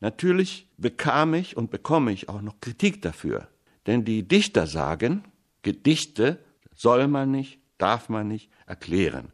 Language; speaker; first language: German; early bilingual, heritage; German